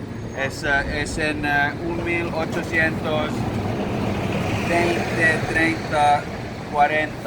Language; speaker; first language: Spanish; non-native, learner; Finnish